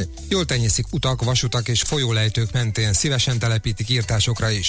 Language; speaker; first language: Hungarian; native; Hungarian